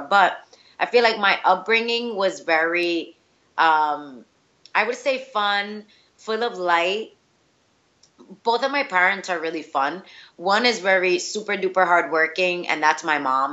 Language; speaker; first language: English; early bilingual, other home language; Spanish